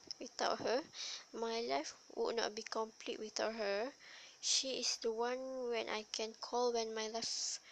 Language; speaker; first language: English; non-native, learner; Malay